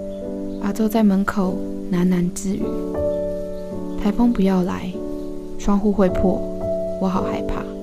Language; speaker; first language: Chinese; native; Chinese